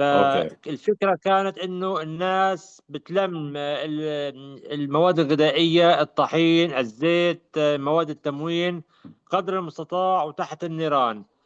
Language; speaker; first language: Arabic; native; Arabic